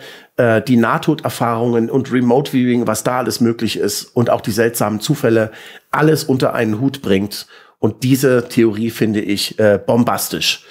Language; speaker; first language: German; native; German